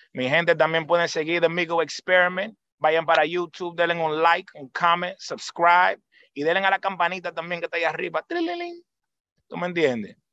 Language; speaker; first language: Spanish; early bilingual, heritage; Spanish